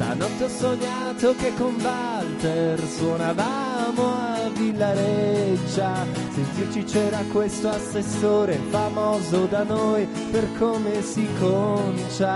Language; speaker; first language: Italian; native; Italian